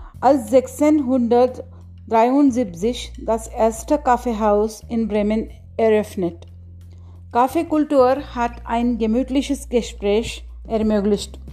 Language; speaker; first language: German; non-native, learner; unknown